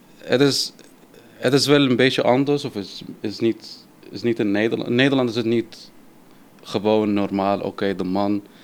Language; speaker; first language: Dutch; non-native, fluent; Arabic